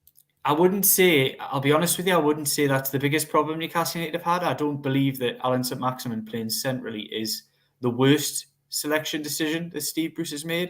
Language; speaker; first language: English; native; English